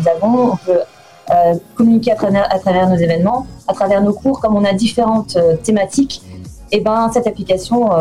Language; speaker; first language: French; native; French